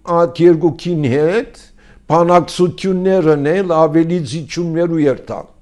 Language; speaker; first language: Armenian; early bilingual, heritage; Armenian